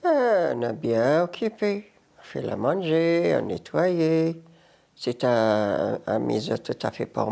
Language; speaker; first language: French; non-native, learner; Arabic